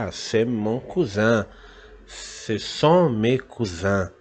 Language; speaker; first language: French; non-native, fluent; Portuguese